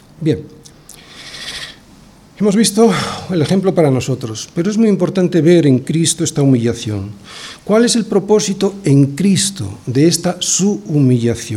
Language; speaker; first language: Spanish; native; Spanish